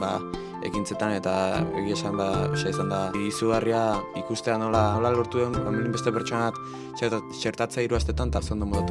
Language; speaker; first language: Basque; native; Basque